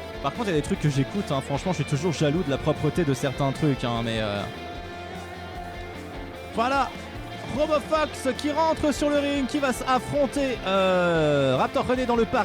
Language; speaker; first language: French; native; French